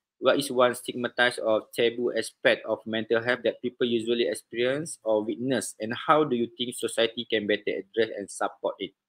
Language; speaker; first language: English; non-native, local second language; Malay